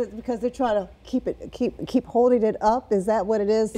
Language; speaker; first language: English; native; English